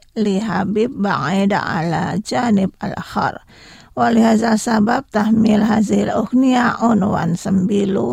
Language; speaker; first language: Arabic; non-native, fluent; Indonesian